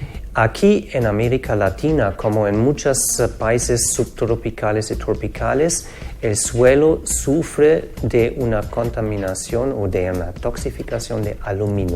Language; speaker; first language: Spanish; non-native, fluent; German